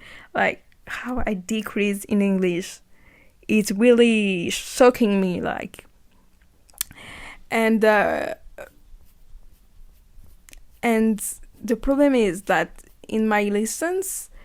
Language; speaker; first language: English; non-native, learner; French